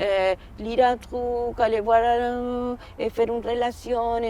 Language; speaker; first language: French; non-native, fluent; Spanish